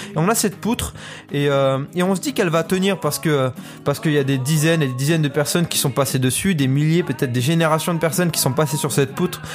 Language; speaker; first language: French; native; French